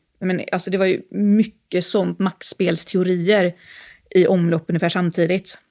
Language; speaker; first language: Swedish; native; Swedish